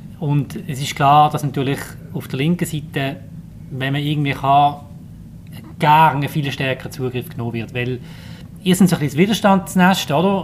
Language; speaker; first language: German; native; German